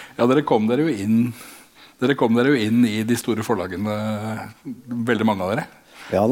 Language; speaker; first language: Norwegian; native; Norwegian